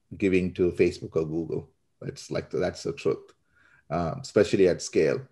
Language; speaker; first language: English; non-native, local second language; Sinhala